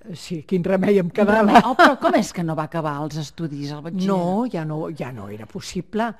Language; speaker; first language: Catalan; native; Catalan